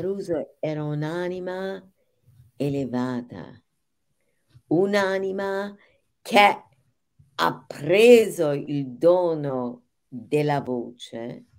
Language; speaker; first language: Italian; non-native, fluent; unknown